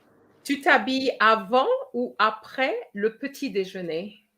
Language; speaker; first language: French; non-native, fluent; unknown